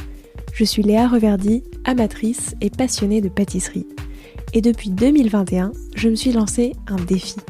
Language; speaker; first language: French; native; French